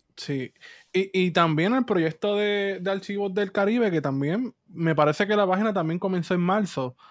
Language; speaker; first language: Spanish; native; Spanish